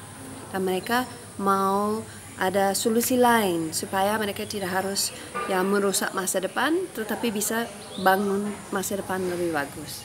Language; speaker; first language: Indonesian; non-native, fluent; English